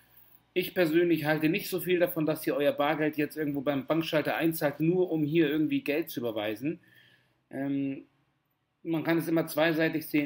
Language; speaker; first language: German; native; German